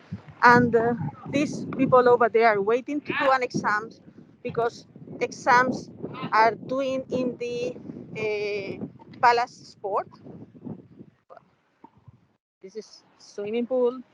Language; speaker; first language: English; non-native, fluent; Spanish